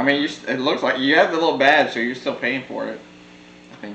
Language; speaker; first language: English; native; English